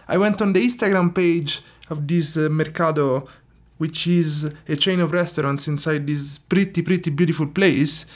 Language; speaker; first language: English; non-native, fluent; Italian